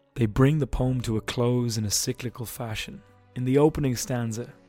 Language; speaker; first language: English; native; English